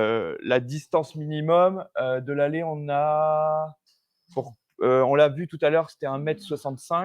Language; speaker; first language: French; native; French